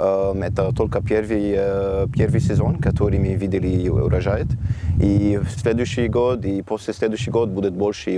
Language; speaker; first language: Russian; non-native, learner; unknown